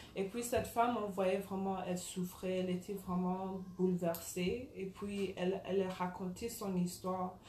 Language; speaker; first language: French; early bilingual, other home language; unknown